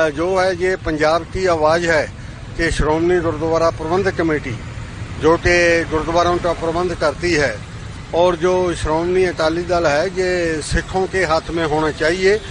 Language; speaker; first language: Hindi; non-native, local second language; Punjabi